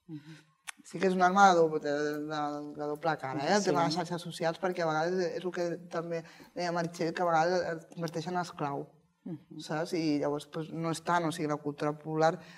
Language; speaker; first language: Catalan; non-native, local second language; Spanish